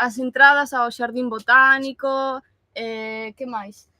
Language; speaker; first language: Portuguese; non-native, learner; Galician